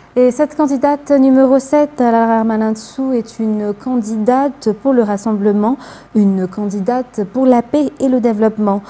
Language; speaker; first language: French; non-native, local second language; Malagasy